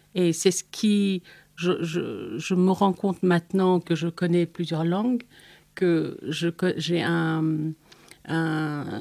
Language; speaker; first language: French; non-native, fluent; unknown